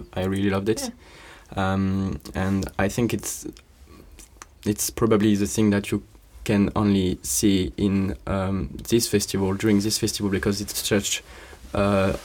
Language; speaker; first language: English; non-native, fluent; French